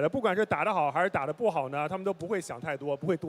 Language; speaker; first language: Chinese; native; Chinese